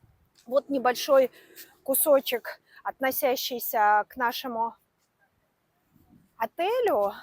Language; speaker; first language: Russian; native; Russian